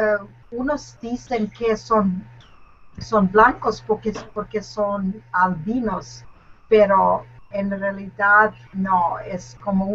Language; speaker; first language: Spanish; non-native, learner; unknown